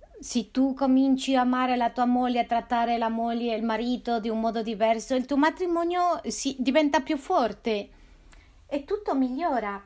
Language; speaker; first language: Italian; non-native, fluent; Spanish